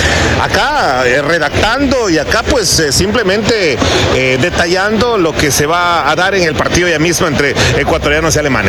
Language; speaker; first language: Spanish; native; Spanish